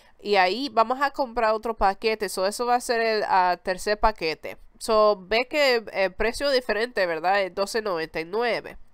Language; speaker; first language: Spanish; early bilingual, heritage; Spanish